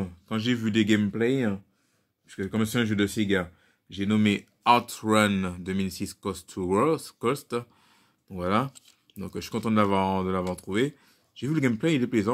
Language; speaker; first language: French; native; French